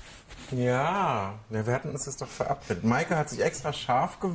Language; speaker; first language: German; native; German